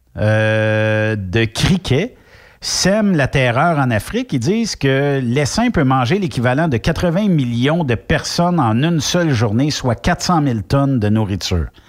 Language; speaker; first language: French; native; French